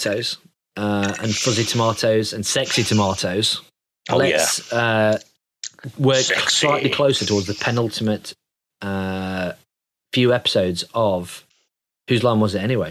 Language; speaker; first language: English; native; English